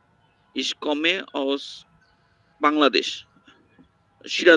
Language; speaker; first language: German; non-native, learner; Bangla